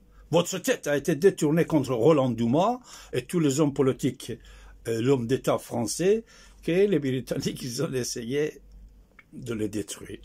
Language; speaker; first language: French; non-native, fluent; Persian